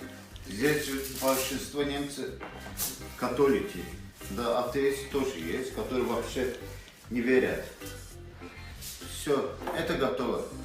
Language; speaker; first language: Russian; non-native, local second language; Azerbaijani